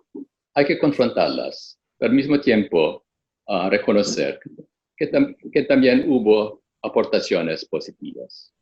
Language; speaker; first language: Spanish; non-native, fluent; Filipino